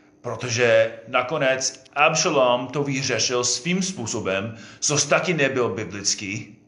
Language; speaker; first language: Czech; non-native, fluent; English